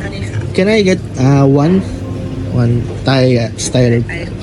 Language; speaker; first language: English; non-native, local second language; Filipino